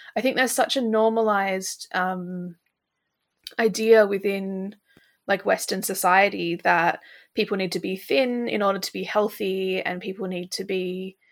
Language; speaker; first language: English; native; English